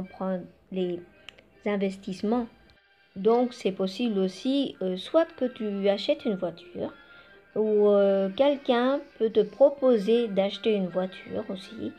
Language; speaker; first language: French; non-native, fluent; Spanish